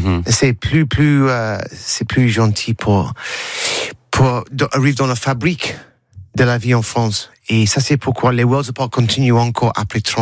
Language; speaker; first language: French; non-native, learner; English